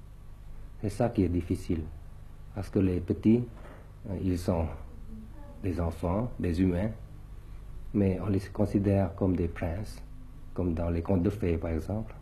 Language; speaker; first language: French; early bilingual, other home language; Thai